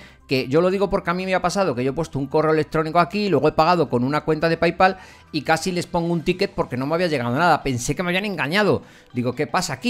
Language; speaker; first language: Spanish; native; Spanish